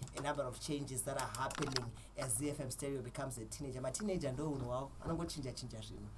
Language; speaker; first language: English; non-native, local second language; Shona